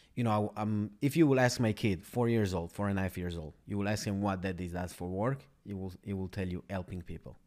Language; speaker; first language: English; non-native, fluent; Hebrew